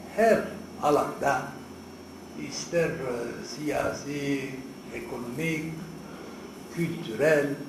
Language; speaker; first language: Turkish; non-native, fluent; Arabic